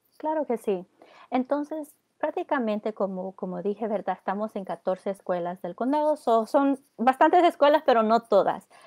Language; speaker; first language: Spanish; early bilingual, heritage; Spanish